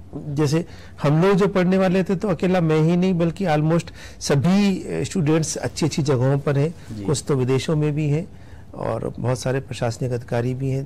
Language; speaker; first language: Hindi; native; Hindi